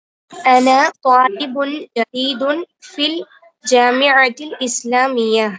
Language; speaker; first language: Arabic; non-native, learner; Tamil